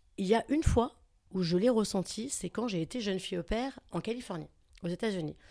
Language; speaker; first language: French; native; French